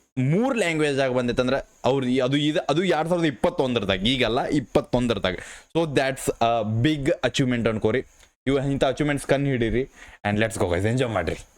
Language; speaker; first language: Kannada; non-native, local second language; Lambadi